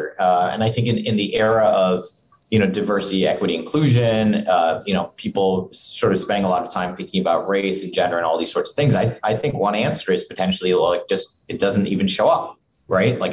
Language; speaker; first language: English; native; English